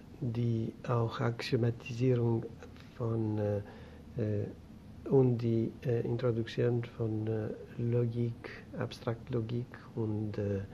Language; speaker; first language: German; non-native, learner; Greek